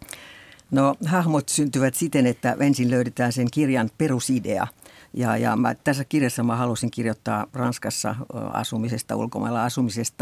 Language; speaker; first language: Finnish; native; Finnish